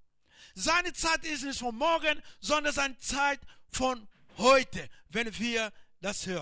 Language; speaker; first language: German; non-native, learner; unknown